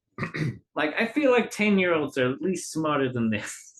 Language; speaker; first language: English; native; English